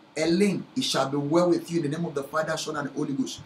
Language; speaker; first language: English; non-native, local second language; Yoruba